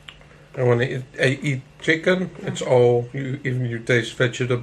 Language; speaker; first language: English; non-native, fluent; Dutch